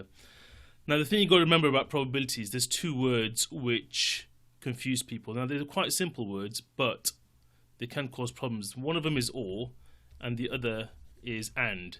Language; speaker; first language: English; native; English